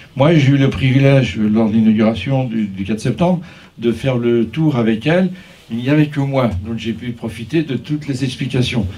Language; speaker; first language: French; native; French